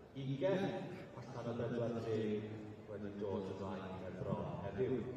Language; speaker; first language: Welsh; native; Welsh